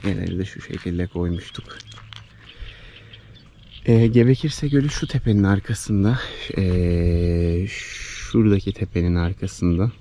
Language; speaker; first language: Turkish; native; Turkish